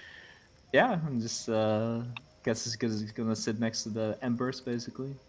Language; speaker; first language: English; native; English